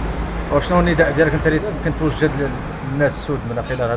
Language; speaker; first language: Arabic; native; Arabic